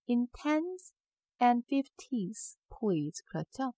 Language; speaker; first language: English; non-native, fluent; Korean